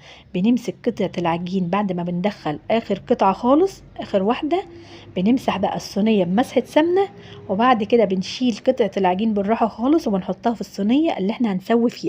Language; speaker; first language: Arabic; native; Arabic